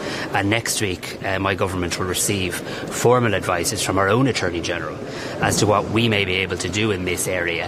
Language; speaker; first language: English; native; English